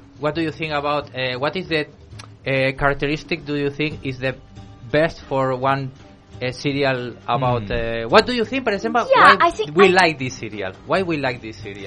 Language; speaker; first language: English; non-native, learner; Spanish